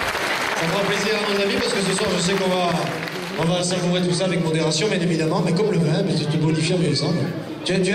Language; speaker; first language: French; native; French